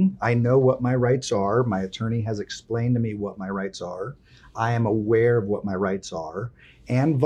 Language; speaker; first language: English; early bilingual, other home language; Spanish